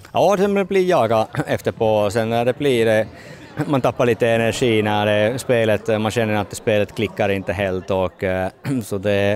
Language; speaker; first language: Swedish; non-native, fluent; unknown